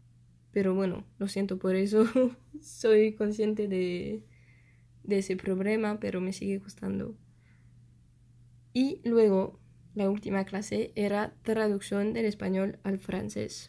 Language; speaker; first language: Spanish; non-native, fluent; French